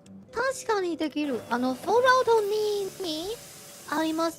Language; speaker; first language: Japanese; non-native, fluent; Chinese